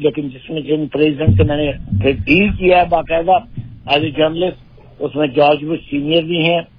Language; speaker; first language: Urdu; native; Urdu